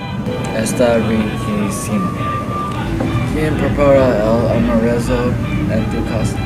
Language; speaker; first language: Spanish; non-native, learner; English